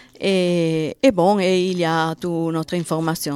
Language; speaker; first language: French; non-native, learner; Italian